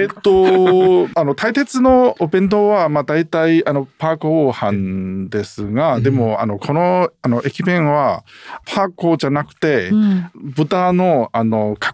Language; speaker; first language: Japanese; non-native, learner; Chinese